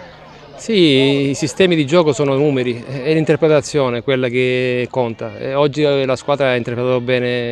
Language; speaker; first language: Italian; native; Italian